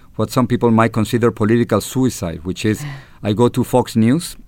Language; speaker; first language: English; non-native, fluent; Spanish